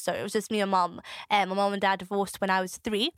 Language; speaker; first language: English; native; English